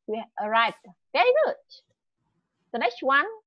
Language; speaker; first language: English; non-native, fluent; Vietnamese